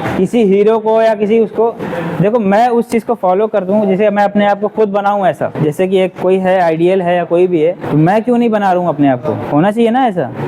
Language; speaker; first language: Hindi; native; Hindi